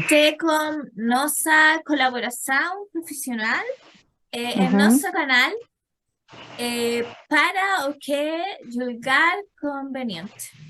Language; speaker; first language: Portuguese; non-native, learner; Spanish